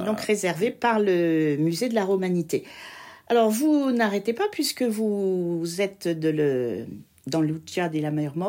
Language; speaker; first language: French; native; French